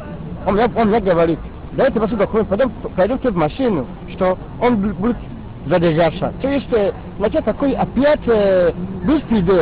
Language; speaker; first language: Russian; non-native, learner; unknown